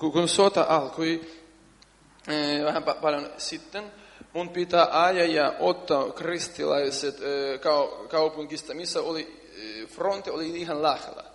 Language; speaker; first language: Finnish; non-native, learner; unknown